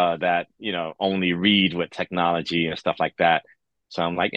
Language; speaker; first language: English; native; English